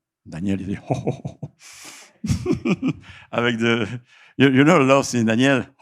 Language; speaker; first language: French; non-native, fluent; Spanish